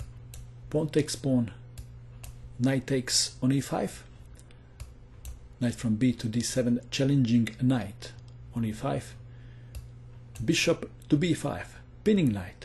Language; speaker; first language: English; non-native, fluent; Croatian